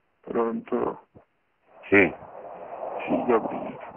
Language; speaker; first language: Italian; non-native, fluent; Romanian